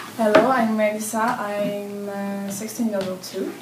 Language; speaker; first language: English; non-native, learner; French